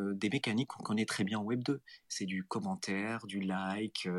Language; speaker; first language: French; non-native, local second language; Arabic